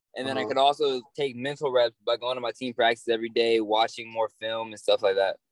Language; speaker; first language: English; native; English